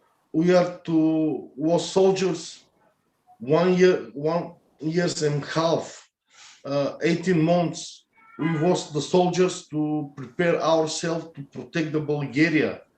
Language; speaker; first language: English; non-native, learner; Bulgarian